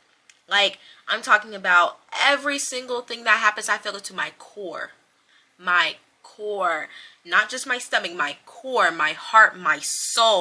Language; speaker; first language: English; native; English